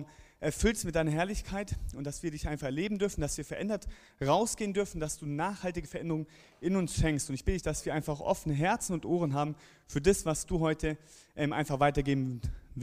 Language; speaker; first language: German; native; German